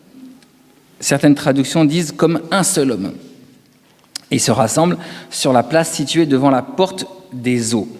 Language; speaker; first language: French; native; French